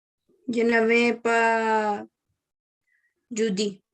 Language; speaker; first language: French; non-native, learner; Spanish